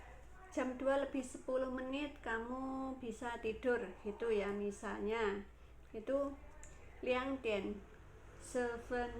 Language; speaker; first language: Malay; non-native, local second language; Javanese